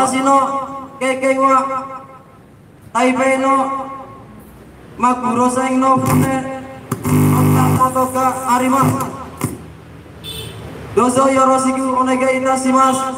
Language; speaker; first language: Japanese; non-native, learner; Indonesian